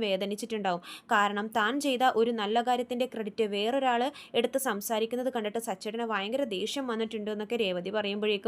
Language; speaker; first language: Malayalam; native; Malayalam